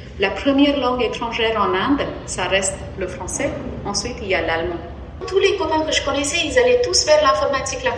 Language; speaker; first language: French; non-native, fluent; Tamil